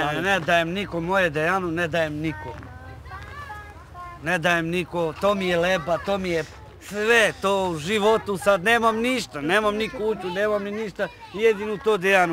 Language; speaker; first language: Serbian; non-native, local second language; Romany